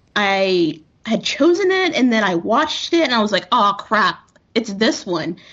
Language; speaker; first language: English; native; English